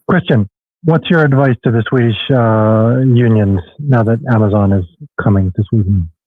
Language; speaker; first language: English; non-native, fluent; Swedish